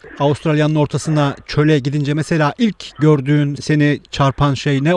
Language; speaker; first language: Turkish; native; Turkish